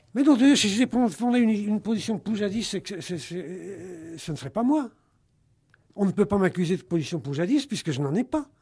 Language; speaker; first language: French; native; French